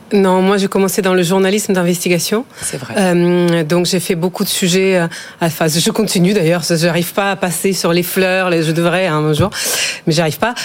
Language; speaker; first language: French; non-native, fluent; Ukrainian